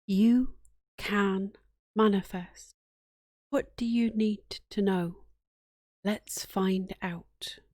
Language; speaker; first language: English; native; English